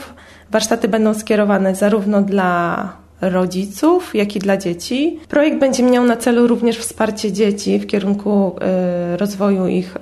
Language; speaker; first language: Polish; native; Polish